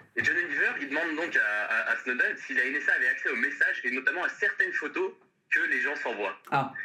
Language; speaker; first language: French; native; French